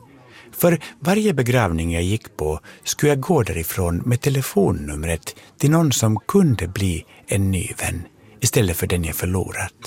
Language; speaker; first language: Swedish; native; Swedish